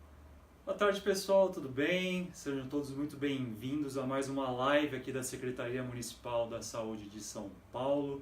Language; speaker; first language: Portuguese; native; Portuguese